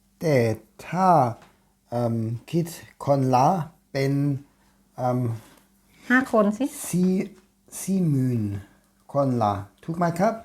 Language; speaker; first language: Thai; non-native, learner; German